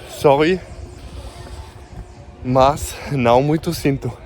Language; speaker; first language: Portuguese; non-native, learner; German